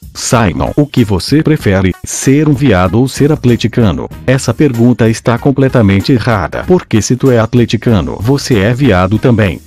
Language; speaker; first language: Portuguese; native; Portuguese